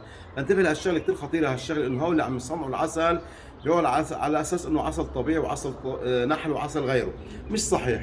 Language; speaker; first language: Arabic; native; Arabic